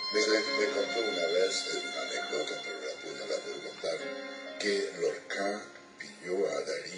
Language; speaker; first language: Spanish; non-native, fluent; French